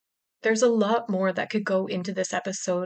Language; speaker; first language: English; native; English